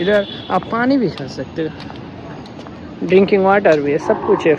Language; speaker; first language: Hindi; non-native, learner; Bangla